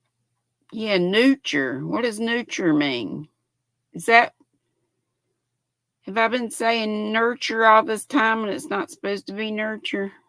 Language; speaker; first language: English; native; English